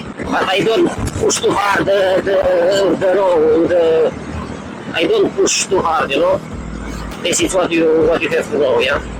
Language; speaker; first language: English; non-native, learner; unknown